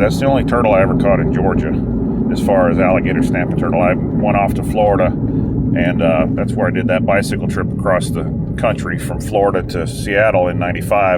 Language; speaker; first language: English; native; English